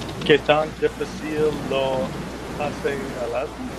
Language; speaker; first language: Spanish; non-native, learner; English